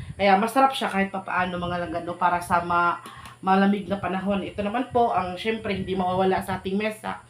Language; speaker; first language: Filipino; non-native, local second language; Cebuano